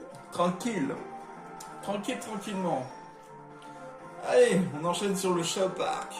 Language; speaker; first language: French; native; French